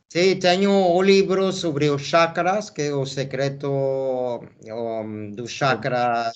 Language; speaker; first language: Portuguese; non-native, fluent; Spanish